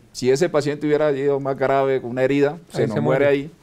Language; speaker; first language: Spanish; native; Spanish